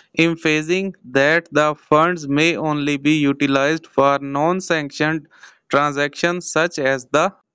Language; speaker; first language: English; non-native, local second language; Urdu